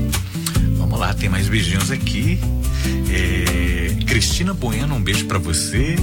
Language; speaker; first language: Portuguese; native; Portuguese